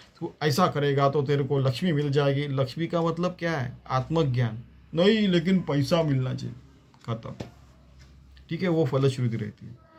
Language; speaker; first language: Hindi; non-native, local second language; Marathi